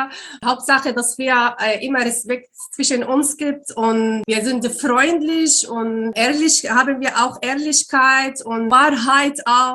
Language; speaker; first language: German; non-native, learner; Arabic